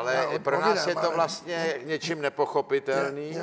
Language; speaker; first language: Czech; native; Czech